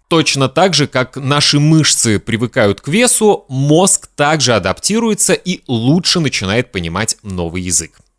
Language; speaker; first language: Russian; native; Russian